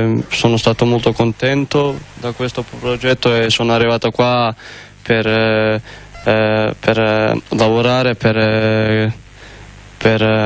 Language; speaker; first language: Italian; non-native, fluent; Croatian